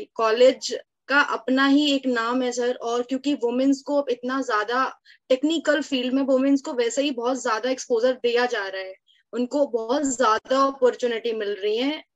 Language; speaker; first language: Hindi; native; Hindi